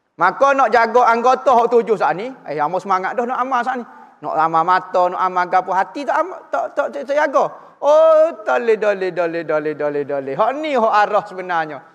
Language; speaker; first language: Malay; native; Malay